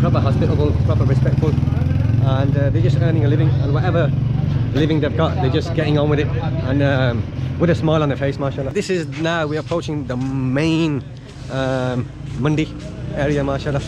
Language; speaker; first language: English; early bilingual, other home language; Punjabi